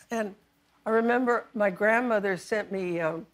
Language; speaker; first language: English; native; English